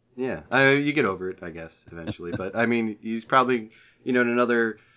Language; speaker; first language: English; native; English